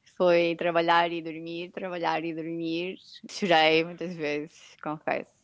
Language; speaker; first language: Portuguese; native; Portuguese